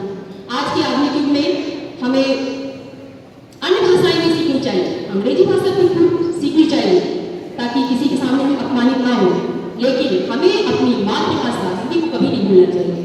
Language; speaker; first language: Hindi; native; Hindi